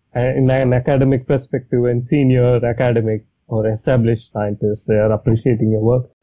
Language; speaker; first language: English; non-native, local second language; Tamil